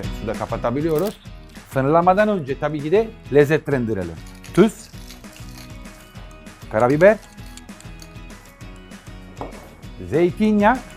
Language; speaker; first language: Turkish; non-native, fluent; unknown